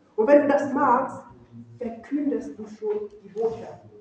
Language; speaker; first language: German; non-native, fluent; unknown